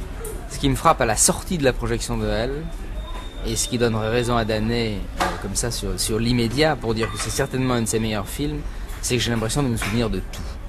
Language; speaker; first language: French; native; French